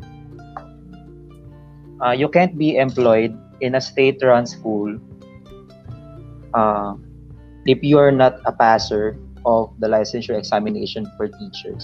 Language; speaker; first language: English; non-native, local second language; Filipino